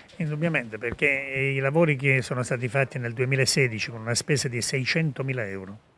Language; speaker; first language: Italian; native; Italian